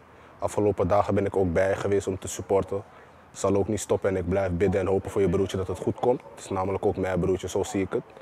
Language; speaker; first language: Dutch; native; Dutch